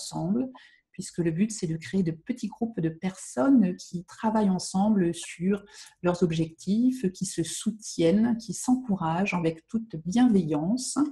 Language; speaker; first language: French; native; French